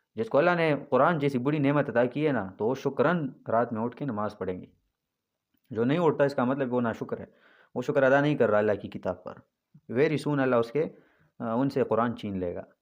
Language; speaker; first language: Urdu; non-native, local second language; Pashto